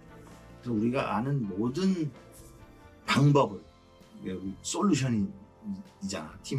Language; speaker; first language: Korean; native; Korean